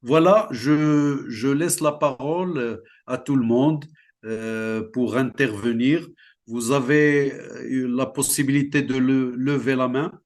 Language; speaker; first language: French; non-native, local second language; Central Atlas Tamazight